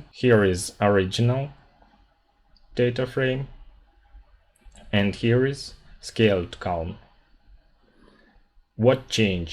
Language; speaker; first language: English; non-native, fluent; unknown